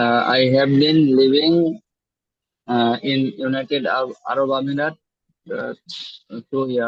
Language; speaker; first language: English; non-native, learner; Bangla